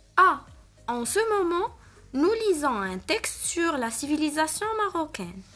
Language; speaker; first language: French; non-native, local second language; Arabic